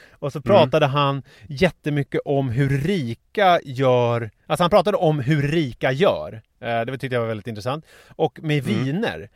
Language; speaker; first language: Swedish; native; Swedish